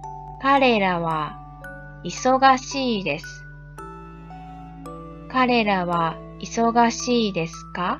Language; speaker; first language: Japanese; non-native, fluent; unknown